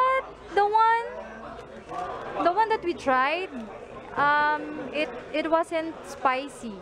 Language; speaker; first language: English; non-native, local second language; Filipino